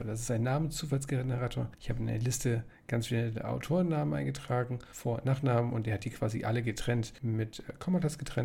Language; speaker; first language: German; native; German